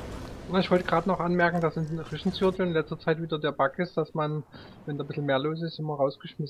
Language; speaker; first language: German; native; German